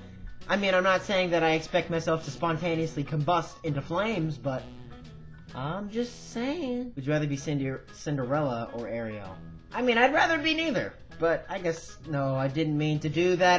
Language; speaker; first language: English; native; English